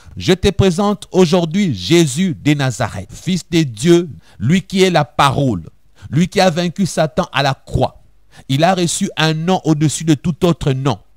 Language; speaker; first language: French; non-native, local second language; Lingala